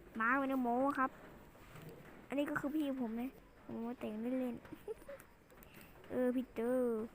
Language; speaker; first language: Thai; native; Thai